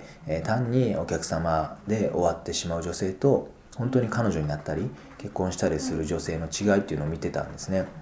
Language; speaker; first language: Japanese; native; Japanese